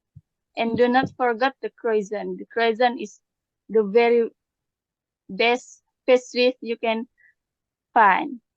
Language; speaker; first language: English; non-native, learner; Malay